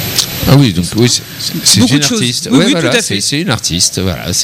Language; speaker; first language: French; native; French